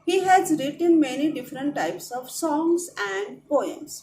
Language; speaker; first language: English; non-native, local second language; Marathi